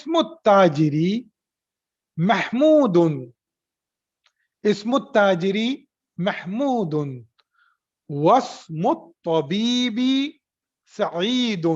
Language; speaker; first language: Arabic; non-native, fluent; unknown